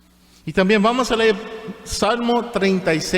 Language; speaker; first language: Spanish; non-native, fluent; English